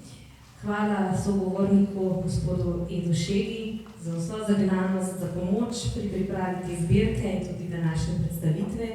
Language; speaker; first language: Slovenian; native; Slovenian